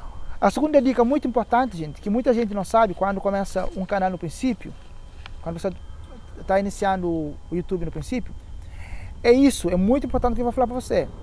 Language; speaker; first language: Portuguese; non-native, local second language; Kabuverdianu